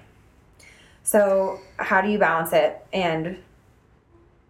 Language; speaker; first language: English; native; English